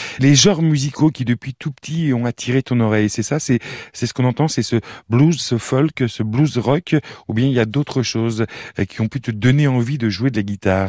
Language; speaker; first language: French; native; French